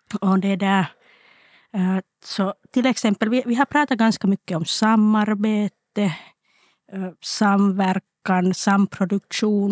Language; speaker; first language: Swedish; non-native, local second language; Finnish